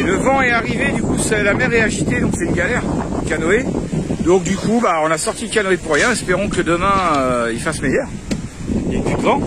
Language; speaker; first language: French; native; French